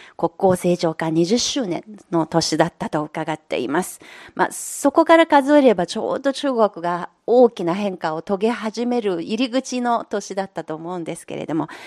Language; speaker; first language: Japanese; non-native, fluent; Chinese